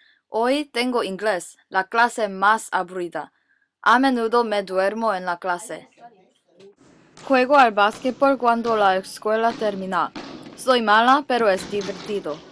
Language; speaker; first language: Spanish; non-native, learner; English